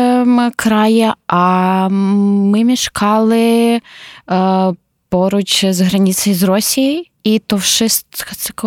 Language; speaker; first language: Polish; non-native, learner; Ukrainian